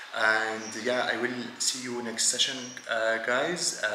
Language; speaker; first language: English; non-native, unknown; Arabic